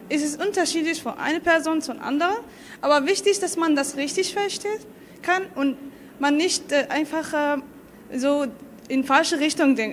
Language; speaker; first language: German; non-native, learner; Arabic